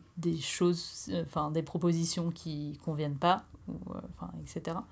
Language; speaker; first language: French; native; French